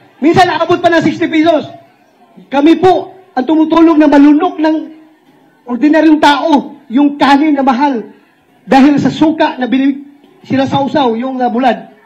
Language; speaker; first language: Filipino; non-native, local second language; Cebuano